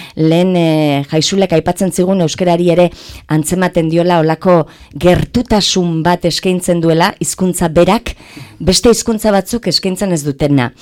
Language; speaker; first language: Basque; native; Basque